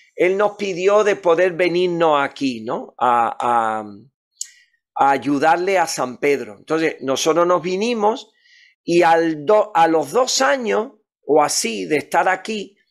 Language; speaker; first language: Spanish; native; Spanish